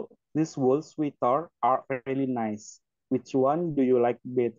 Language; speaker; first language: English; non-native, learner; Indonesian